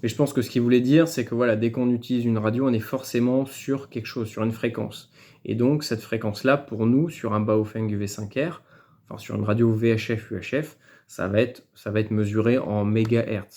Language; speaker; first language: French; native; French